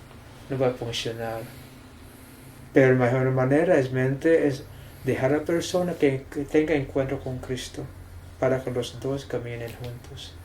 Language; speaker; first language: Spanish; non-native, fluent; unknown